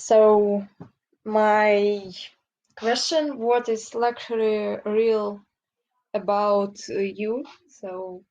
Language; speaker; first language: English; non-native, learner; Russian